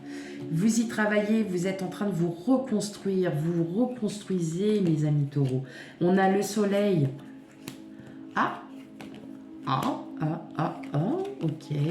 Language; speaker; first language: French; native; French